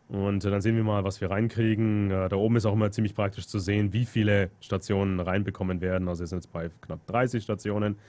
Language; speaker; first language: German; native; German